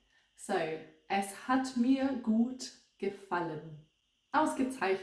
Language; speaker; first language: German; non-native, fluent; English